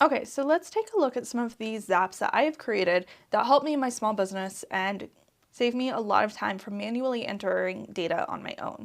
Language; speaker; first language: English; native; English